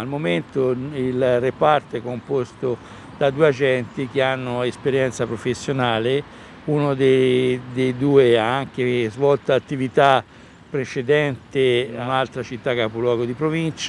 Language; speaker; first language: Italian; native; Italian